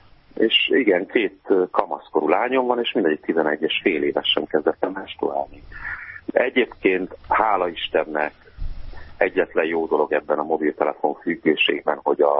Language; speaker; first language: Hungarian; native; Hungarian